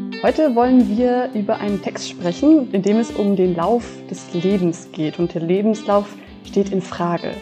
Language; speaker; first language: German; native; German